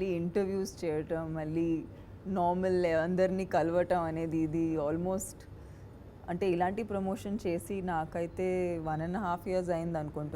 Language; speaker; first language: Telugu; non-native, fluent; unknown